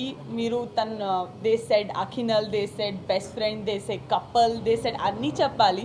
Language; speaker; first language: Telugu; non-native, learner; Gujarati